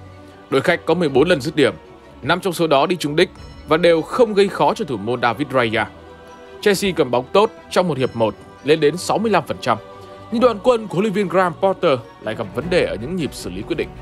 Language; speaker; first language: Vietnamese; native; Vietnamese